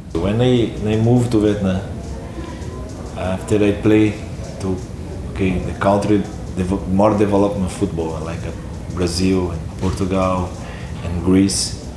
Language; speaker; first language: English; non-native, learner; Portuguese